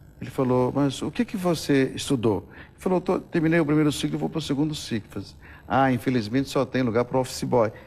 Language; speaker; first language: Portuguese; native; Portuguese